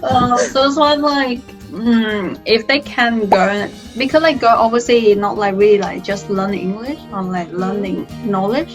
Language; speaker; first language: English; non-native, fluent; Vietnamese